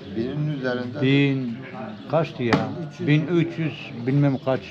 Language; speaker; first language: Turkish; native; Turkish